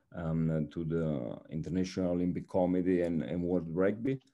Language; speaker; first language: English; non-native, fluent; Italian